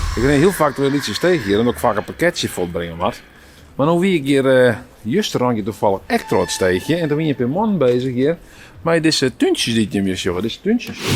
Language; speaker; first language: Dutch; non-native, local second language; Western Frisian